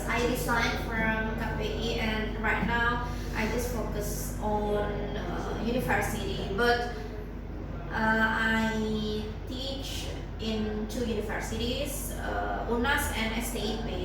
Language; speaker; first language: English; non-native, fluent; Indonesian